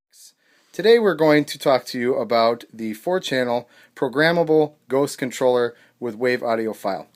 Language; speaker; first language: English; native; English